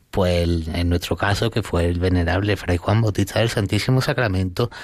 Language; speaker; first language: Spanish; native; Spanish